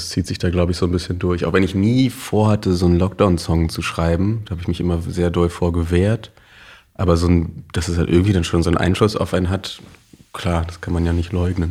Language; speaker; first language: German; native; German